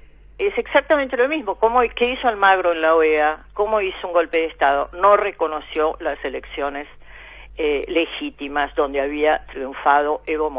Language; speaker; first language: Spanish; native; Spanish